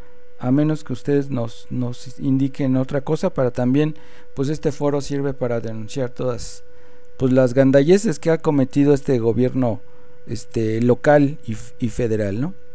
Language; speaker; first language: Spanish; native; Spanish